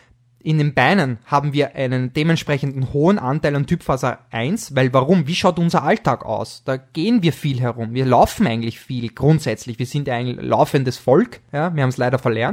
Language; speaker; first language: German; native; German